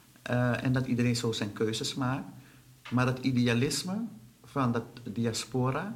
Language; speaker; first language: Dutch; non-native, local second language; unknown